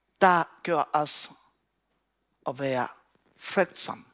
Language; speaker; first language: Danish; non-native, learner; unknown